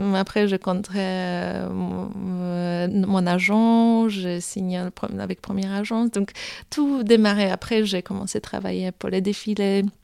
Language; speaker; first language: French; non-native, fluent; Polish